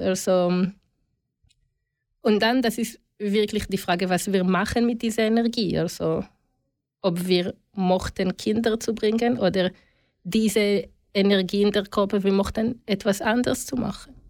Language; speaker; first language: German; non-native, learner; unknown